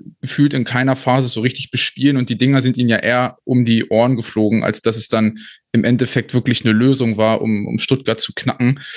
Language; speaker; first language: German; native; German